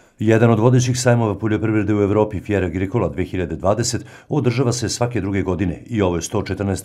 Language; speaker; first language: Serbian; native; Serbian